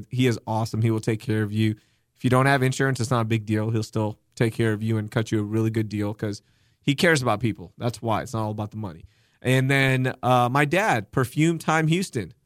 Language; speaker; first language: English; early bilingual, other home language; Urdu